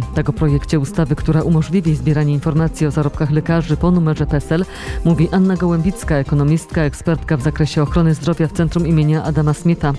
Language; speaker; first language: Polish; native; Polish